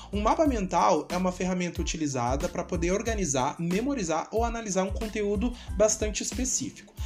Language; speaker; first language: Portuguese; native; Portuguese